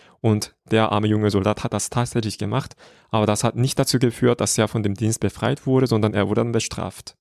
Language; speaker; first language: German; non-native, fluent; Korean